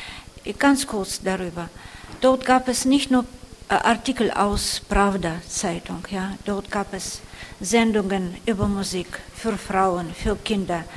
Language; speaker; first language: German; non-native, fluent; Russian